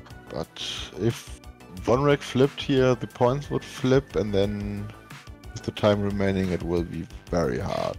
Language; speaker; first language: English; non-native, fluent; German